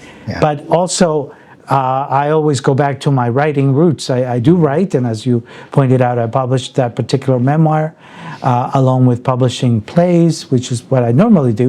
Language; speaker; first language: English; early bilingual, other home language; Spanish